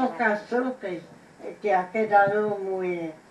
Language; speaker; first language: Spanish; non-native, fluent; French